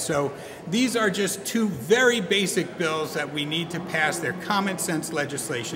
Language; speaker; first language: English; native; English